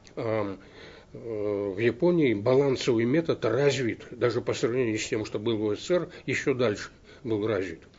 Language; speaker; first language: Russian; native; Russian